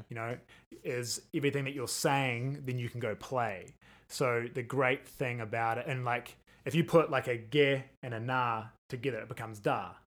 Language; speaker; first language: English; native; English